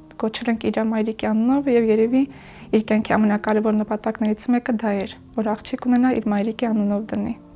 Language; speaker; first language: Armenian; native; Armenian